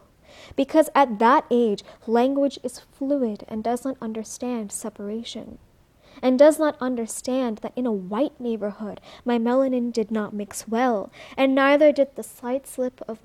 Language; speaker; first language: English; early bilingual, other home language; Marathi